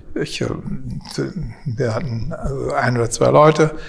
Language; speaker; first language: German; native; German